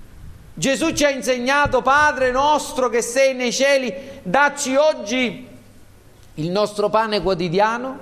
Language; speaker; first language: Italian; native; Italian